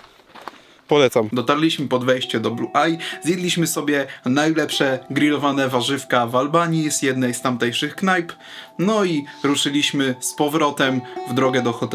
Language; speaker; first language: Polish; native; Polish